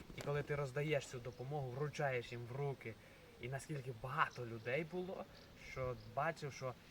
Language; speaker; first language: Ukrainian; native; Ukrainian